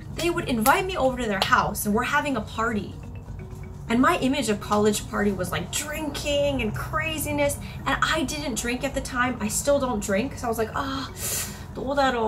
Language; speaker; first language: English; early bilingual, other home language; Japanese